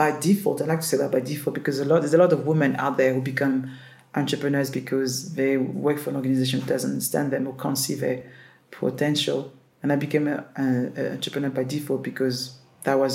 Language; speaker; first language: English; non-native, fluent; French